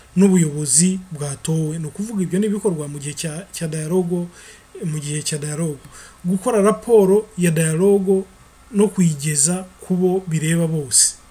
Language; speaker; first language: Kinyarwanda; early bilingual, heritage; Kinyarwanda